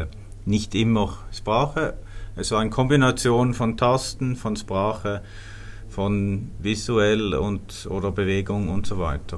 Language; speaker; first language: German; non-native, fluent; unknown